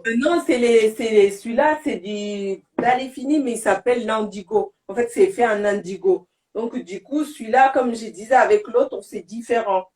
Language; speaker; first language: French; non-native, local second language; Bambara